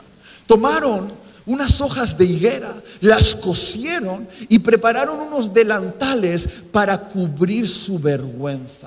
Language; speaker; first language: Spanish; native; Spanish